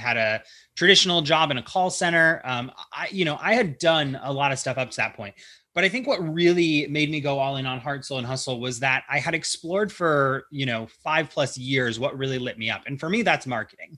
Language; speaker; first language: English; native; English